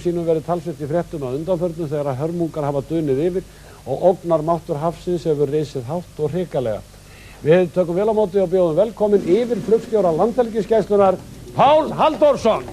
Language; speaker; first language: Icelandic; native; Icelandic